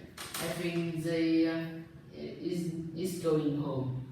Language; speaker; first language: English; non-native, learner; Vietnamese